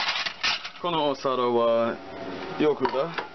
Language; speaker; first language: Japanese; non-native, learner; English